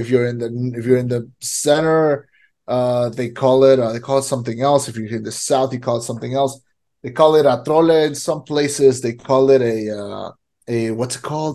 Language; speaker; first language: English; non-native, fluent; Spanish